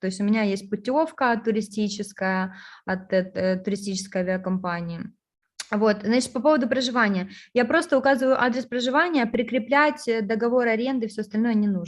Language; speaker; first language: Russian; native; Russian